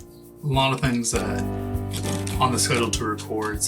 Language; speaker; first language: English; native; English